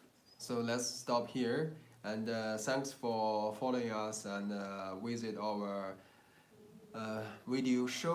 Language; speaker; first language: English; non-native, learner; Chinese